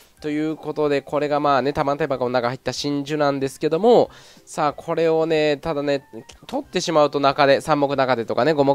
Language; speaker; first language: Japanese; native; Japanese